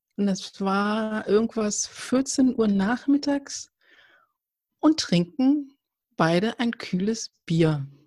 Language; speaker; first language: German; early bilingual, other home language; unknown